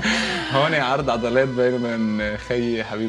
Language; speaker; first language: Arabic; native; Arabic